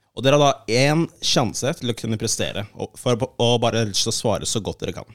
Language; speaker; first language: Norwegian; early bilingual, other home language; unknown